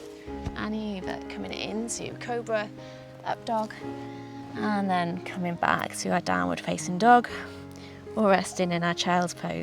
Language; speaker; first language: English; native; English